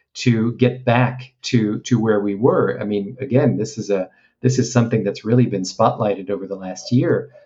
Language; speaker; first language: English; non-native, fluent; French